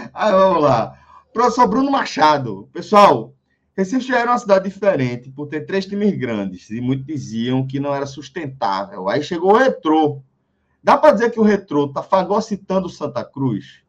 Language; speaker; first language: Portuguese; native; Portuguese